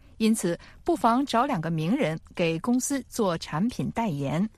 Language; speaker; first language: Chinese; native; Chinese